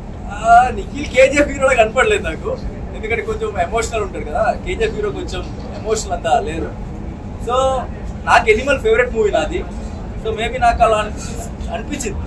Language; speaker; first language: Telugu; non-native, local second language; Kannada